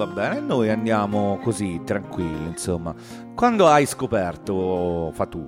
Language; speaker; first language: Italian; native; Italian